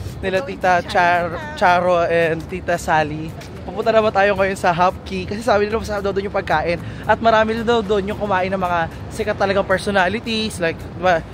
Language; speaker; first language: Filipino; native; Filipino